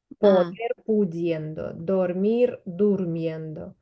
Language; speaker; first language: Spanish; non-native, fluent; Ukrainian